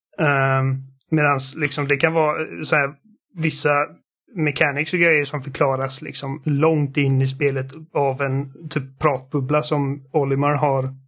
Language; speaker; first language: Swedish; early bilingual, other home language; German